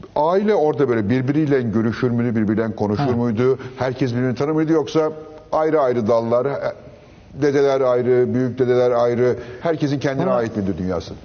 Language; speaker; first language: Turkish; native; Turkish